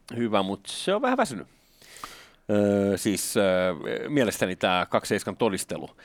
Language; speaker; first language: Finnish; native; Finnish